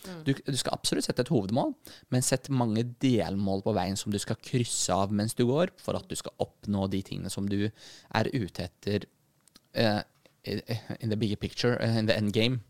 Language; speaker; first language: Norwegian; early bilingual, other home language; Arabic